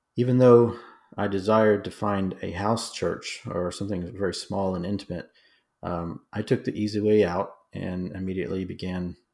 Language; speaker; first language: English; native; English